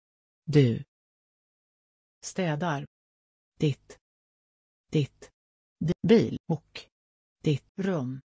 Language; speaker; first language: Swedish; non-native, learner; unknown